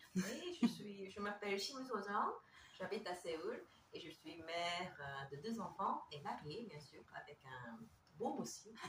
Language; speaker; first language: French; non-native, fluent; Korean